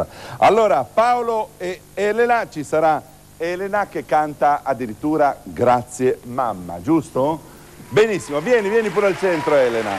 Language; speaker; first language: Italian; native; Italian